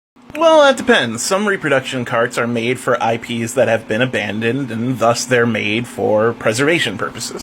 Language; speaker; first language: English; native; English